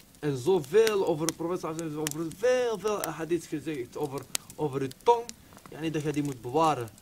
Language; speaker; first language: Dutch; early bilingual, other home language; Arabic